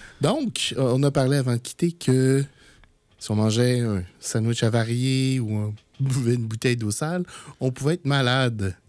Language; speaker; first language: French; native; French